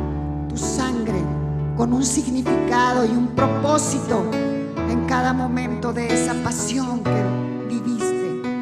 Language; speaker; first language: Spanish; native; Spanish